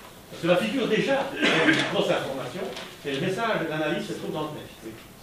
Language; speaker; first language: French; native; French